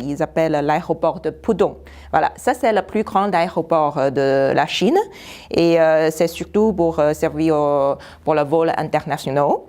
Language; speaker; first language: French; non-native, fluent; Chinese